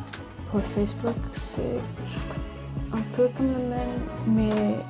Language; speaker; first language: French; non-native, learner; English